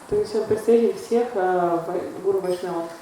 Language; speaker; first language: Russian; native; Russian